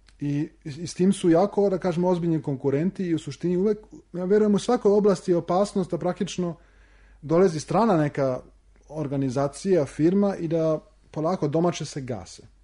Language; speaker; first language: Serbian; early bilingual, heritage; Serbian